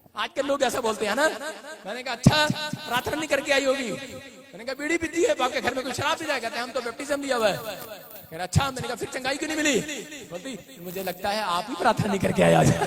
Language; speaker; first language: Hindi; non-native, local second language; Punjabi